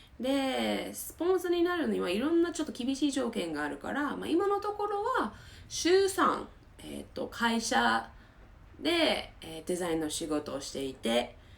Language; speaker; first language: Japanese; non-native, fluent; English